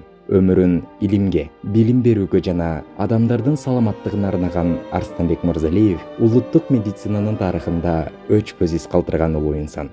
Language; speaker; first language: Kyrgyz; native; Kyrgyz